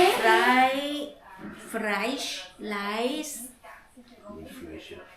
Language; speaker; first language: German; non-native, learner; Thai